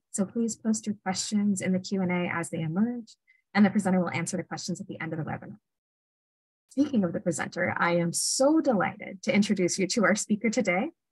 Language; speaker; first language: English; native; English